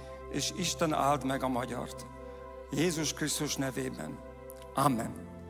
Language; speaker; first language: Hungarian; early bilingual, heritage; Hungarian